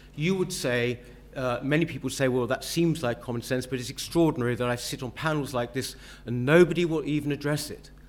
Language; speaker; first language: English; native; English